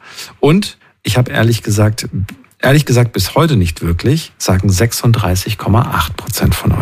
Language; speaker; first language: German; native; German